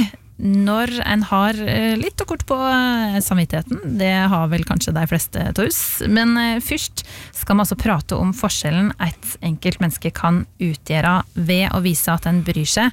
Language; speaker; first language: Norwegian; native; Norwegian